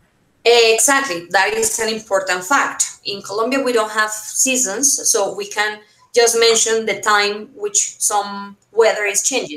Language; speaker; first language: English; non-native, fluent; Spanish